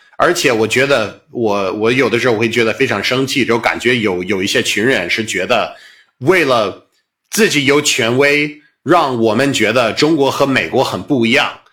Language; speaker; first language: Chinese; non-native, fluent; English